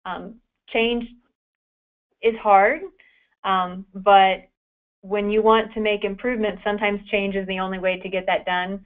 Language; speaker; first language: English; native; English